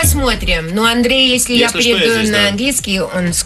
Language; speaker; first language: Russian; early bilingual, heritage; Russian